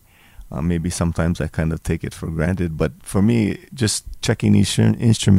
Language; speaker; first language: English; native; English